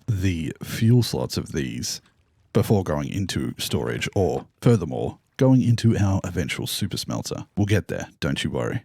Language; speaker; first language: English; native; English